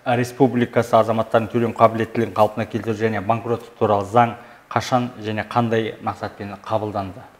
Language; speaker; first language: Kazakh; native; Kazakh